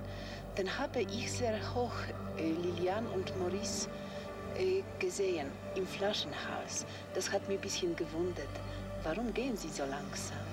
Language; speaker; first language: German; non-native, fluent; Polish